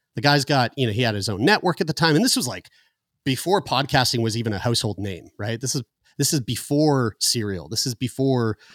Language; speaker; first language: English; native; English